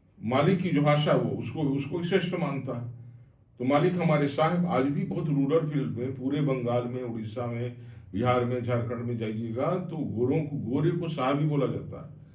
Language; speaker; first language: Hindi; non-native, local second language; Bhojpuri